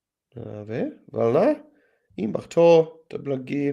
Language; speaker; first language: Welsh; native; Welsh